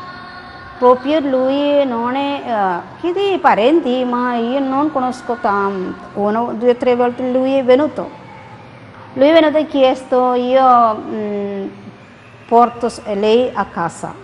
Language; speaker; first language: Italian; non-native, learner; Malayalam